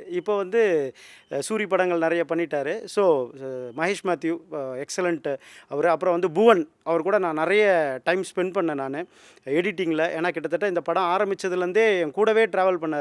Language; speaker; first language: Tamil; native; Tamil